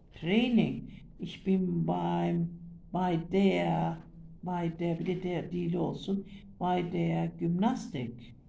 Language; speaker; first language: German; non-native, fluent; Turkish